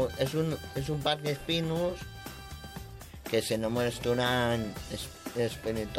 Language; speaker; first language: Catalan; non-native, local second language; Spanish